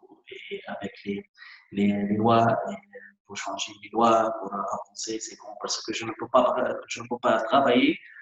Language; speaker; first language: French; non-native, local second language; Arabic